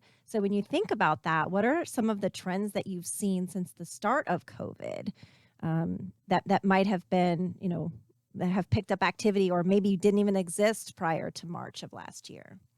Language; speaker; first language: English; native; English